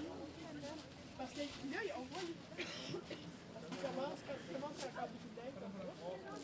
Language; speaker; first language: French; native; French